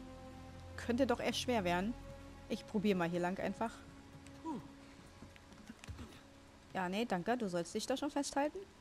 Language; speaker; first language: German; native; German